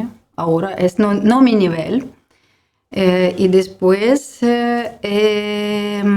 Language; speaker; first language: Spanish; non-native, learner; Ukrainian